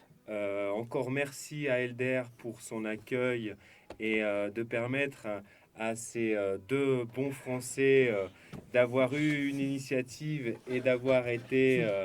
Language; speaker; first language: French; native; French